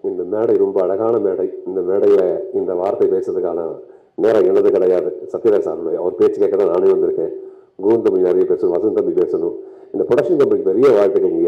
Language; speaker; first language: Tamil; native; Tamil